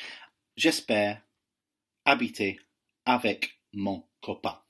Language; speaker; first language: French; non-native, fluent; English